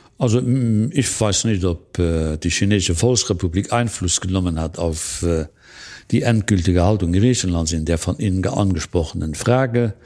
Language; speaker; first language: German; non-native, local second language; Luxembourgish